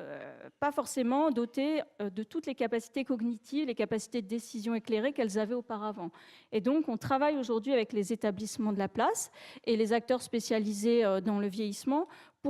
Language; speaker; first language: French; native; French